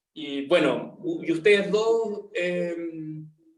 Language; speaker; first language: Spanish; native; Spanish